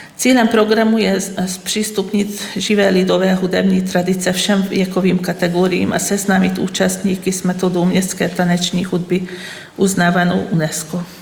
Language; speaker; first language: Czech; non-native, fluent; Hungarian